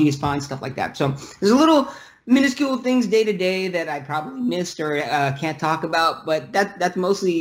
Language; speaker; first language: English; early bilingual, other home language; Russian